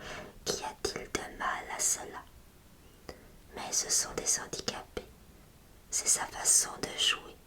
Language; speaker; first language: French; native; French